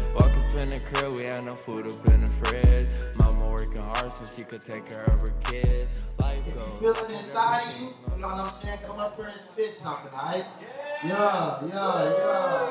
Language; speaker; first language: English; native; English